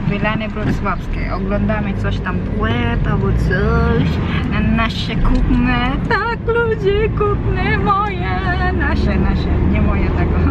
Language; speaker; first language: Polish; non-native, learner; Filipino